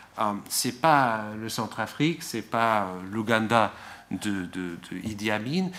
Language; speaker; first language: French; non-native, fluent; Portuguese